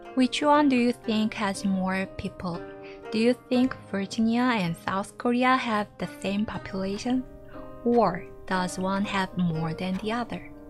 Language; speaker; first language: English; non-native, fluent; Korean